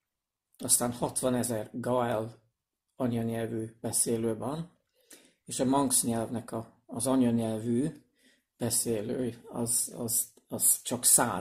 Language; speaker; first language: Hungarian; non-native, fluent; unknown